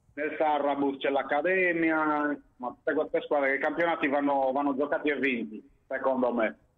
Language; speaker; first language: Italian; native; Italian